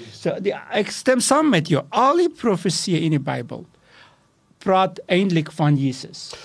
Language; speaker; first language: Afrikaans; non-native, local second language; English